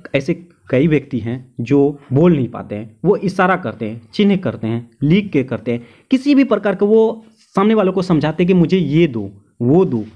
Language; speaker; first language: Hindi; native; Hindi